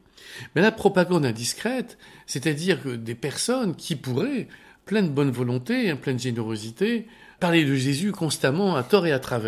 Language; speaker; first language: French; native; French